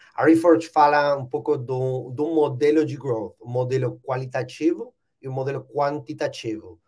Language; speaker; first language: Portuguese; non-native, fluent; Spanish